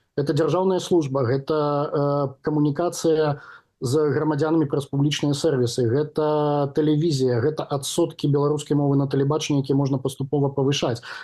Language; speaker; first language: Belarusian; non-native, local second language; Russian